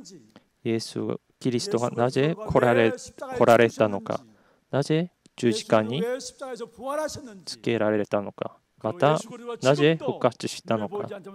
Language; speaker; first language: Japanese; non-native, fluent; Korean